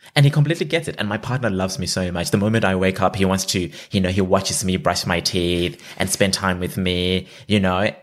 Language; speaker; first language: English; non-native, local second language; Shona